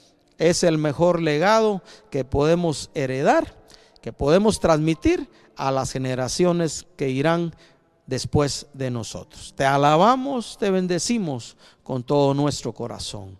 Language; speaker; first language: Spanish; native; Spanish